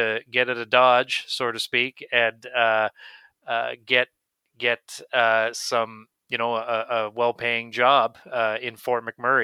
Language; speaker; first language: English; native; English